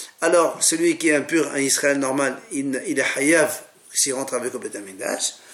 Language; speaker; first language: French; native; French